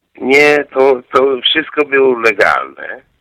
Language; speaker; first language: Polish; non-native, learner; English